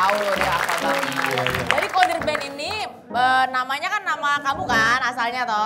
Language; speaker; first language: Indonesian; native; Indonesian